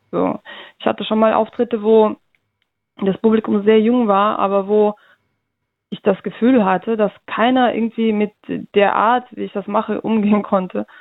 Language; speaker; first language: German; early bilingual, other home language; Russian